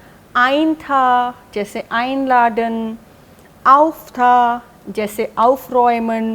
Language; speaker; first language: German; non-native, fluent; Hindi